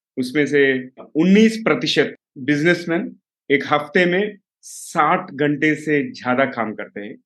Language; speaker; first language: Hindi; non-native, local second language; Telugu